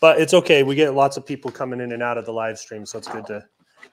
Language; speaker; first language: English; native; English